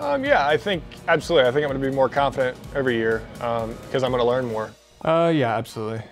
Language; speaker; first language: English; native; English